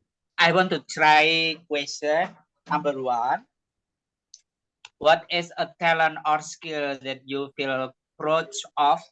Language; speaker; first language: English; non-native, learner; Indonesian